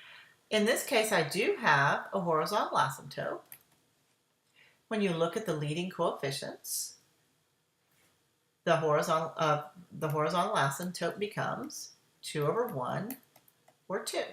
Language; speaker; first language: English; native; English